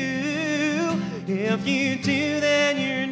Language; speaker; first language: English; native; English